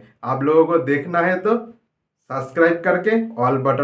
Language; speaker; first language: Hindi; non-native, local second language; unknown